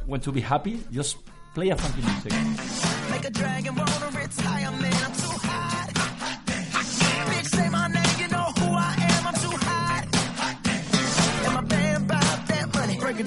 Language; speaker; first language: English; non-native, fluent; Spanish